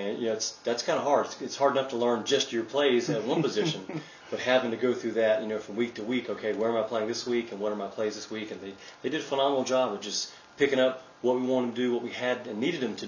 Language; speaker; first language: English; native; English